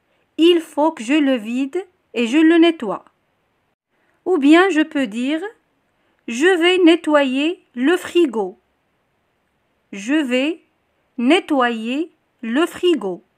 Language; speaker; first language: French; non-native, local second language; Arabic